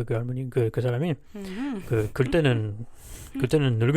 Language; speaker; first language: Korean; non-native, learner; French